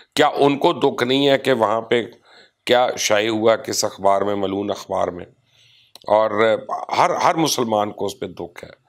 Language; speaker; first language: Urdu; non-native, local second language; Punjabi